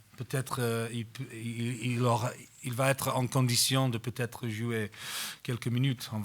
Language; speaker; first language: French; non-native, fluent; English